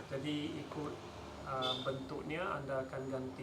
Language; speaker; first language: Indonesian; non-native, fluent; English